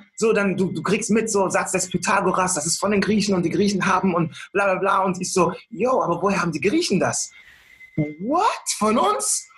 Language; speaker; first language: German; early bilingual, other home language; Akan